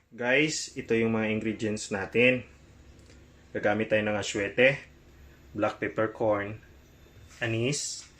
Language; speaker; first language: Filipino; non-native, local second language; Cebuano